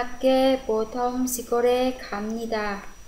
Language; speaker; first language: Korean; non-native, fluent; Vietnamese